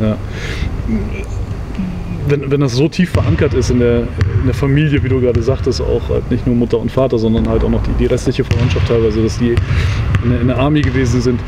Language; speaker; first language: German; native; German